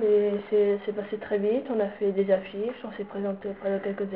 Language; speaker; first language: French; native; French